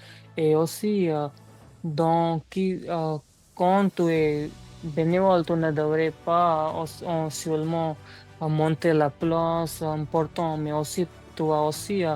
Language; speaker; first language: French; non-native, learner; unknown